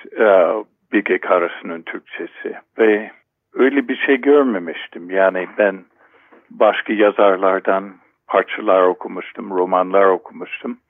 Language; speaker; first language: Turkish; non-native, fluent; English